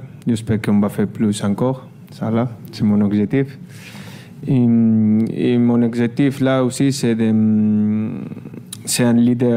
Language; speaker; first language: French; non-native, learner; Spanish